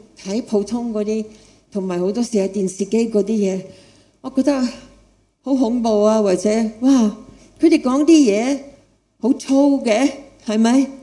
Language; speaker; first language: Chinese; non-native, fluent; English